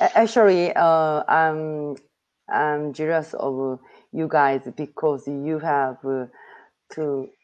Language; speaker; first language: English; non-native, learner; Korean